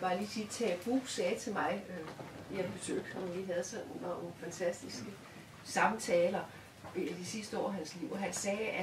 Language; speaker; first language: Danish; native; Danish